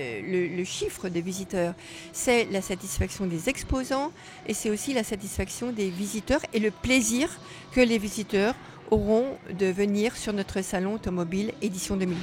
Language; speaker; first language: French; native; French